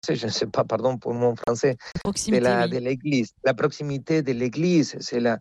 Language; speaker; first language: French; non-native, fluent; Spanish